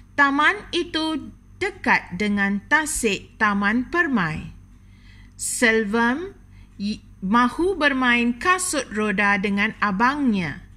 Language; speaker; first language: Malay; non-native, local second language; Tamil